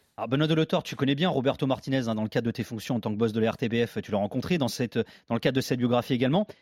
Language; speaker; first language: French; native; French